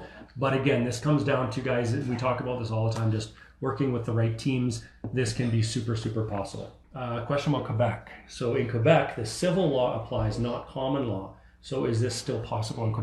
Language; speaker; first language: English; native; English